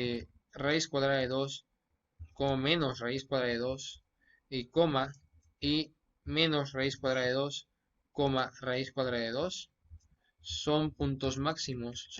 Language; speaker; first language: Spanish; native; Spanish